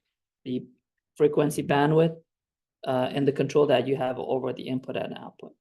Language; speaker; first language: English; non-native, fluent; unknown